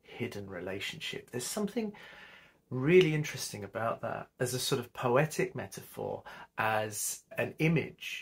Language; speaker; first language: English; native; English